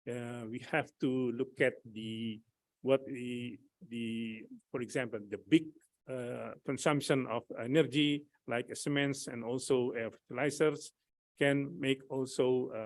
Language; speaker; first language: English; non-native, fluent; Indonesian